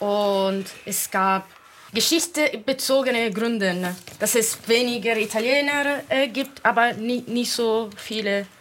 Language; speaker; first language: German; non-native, fluent; Italian